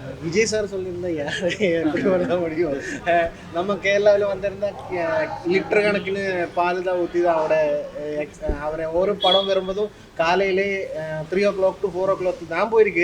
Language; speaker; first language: Tamil; non-native, learner; Malayalam